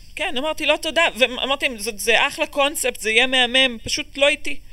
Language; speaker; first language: Hebrew; native; Hebrew